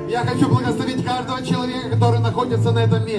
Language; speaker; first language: Polish; non-native, learner; Russian